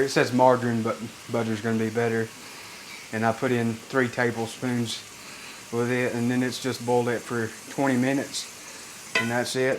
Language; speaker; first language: English; native; English